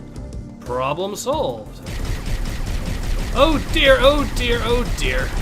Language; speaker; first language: English; native; English